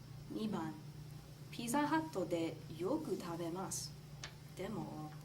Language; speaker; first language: Japanese; non-native, learner; English